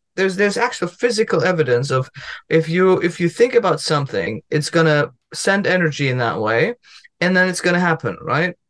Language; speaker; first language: English; non-native, fluent; German